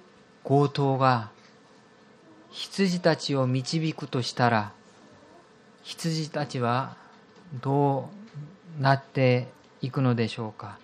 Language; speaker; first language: Japanese; non-native, fluent; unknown